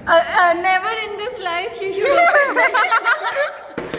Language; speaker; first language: English; non-native, local second language; Hindi